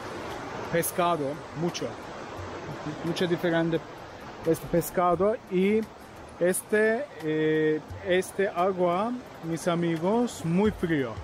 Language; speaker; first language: Spanish; non-native, learner; Turkish